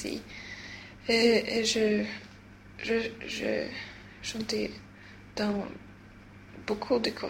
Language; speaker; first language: French; non-native, learner; Swedish